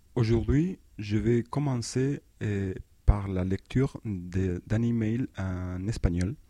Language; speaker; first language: French; non-native, fluent; Spanish